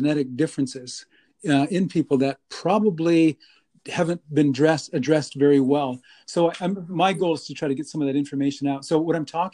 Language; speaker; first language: English; native; English